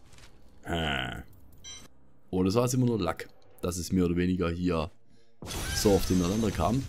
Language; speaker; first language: German; native; German